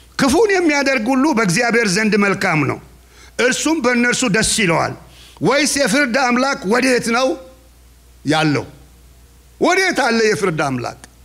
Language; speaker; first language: Amharic; non-native, local second language; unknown